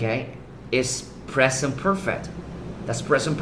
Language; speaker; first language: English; non-native, fluent; Spanish